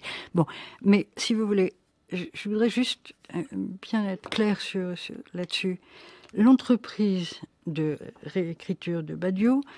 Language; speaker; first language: French; native; French